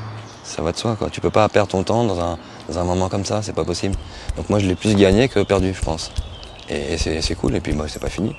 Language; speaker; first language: French; native; French